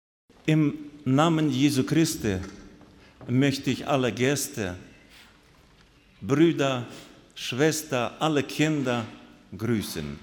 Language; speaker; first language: German; non-native, fluent; Russian